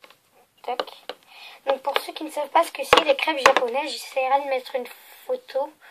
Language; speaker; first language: French; native; French